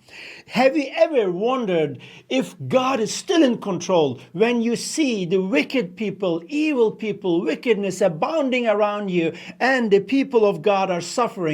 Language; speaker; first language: English; non-native, fluent; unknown